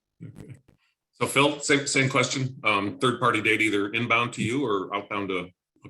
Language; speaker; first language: English; native; English